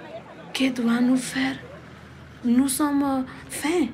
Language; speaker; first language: French; non-native, local second language; Malagasy